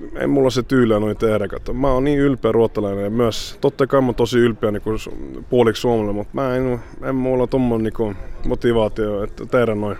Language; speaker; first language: Finnish; early bilingual, heritage; Swedish